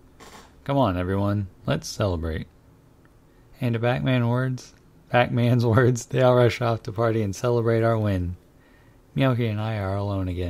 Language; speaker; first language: English; native; English